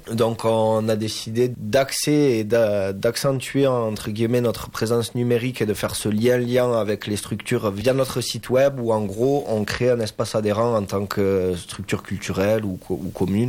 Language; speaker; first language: French; native; French